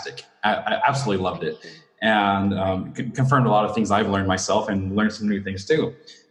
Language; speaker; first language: English; native; English